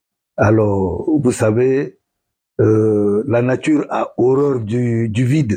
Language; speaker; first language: French; non-native, local second language; Sango